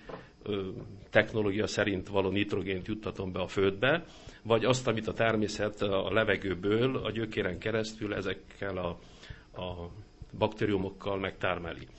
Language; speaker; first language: Hungarian; native; Hungarian